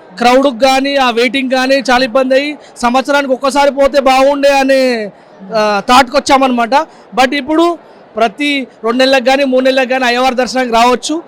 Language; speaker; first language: Telugu; native; Telugu